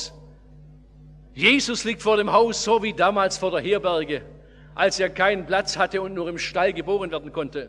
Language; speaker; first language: German; native; German